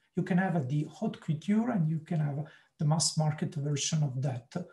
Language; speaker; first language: English; non-native, fluent; Italian